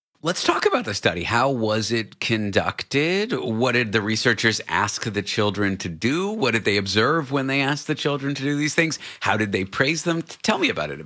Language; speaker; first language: English; native; English